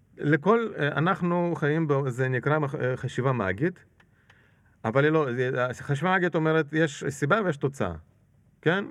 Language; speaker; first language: Hebrew; non-native, fluent; Russian